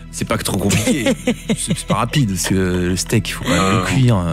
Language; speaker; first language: French; native; French